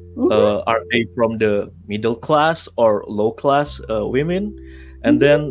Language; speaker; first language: English; non-native, learner; Indonesian